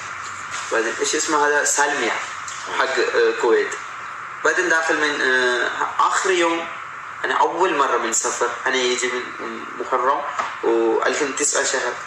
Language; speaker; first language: Arabic; non-native, learner; Malayalam